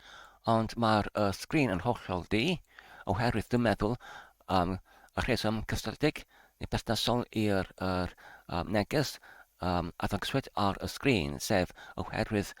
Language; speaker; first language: Welsh; non-native, learner; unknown